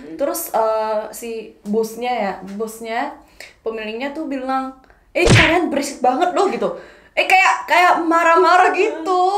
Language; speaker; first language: Indonesian; non-native, fluent; Korean